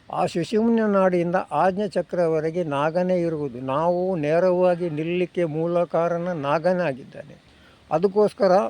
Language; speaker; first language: Kannada; non-native, local second language; Tulu